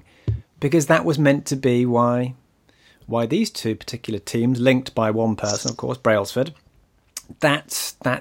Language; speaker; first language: English; native; English